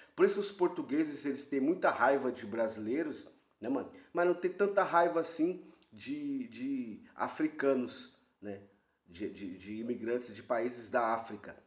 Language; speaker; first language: Portuguese; native; Portuguese